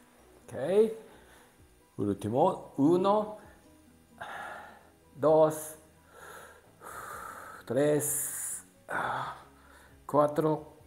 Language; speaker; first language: Spanish; non-native, learner; Japanese